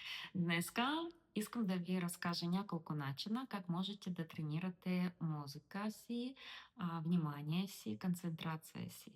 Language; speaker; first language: Bulgarian; non-native, learner; Russian